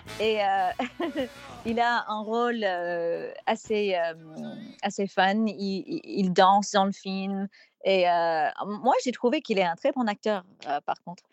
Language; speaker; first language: French; non-native, fluent; English